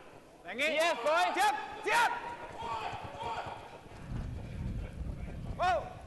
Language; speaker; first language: German; native; German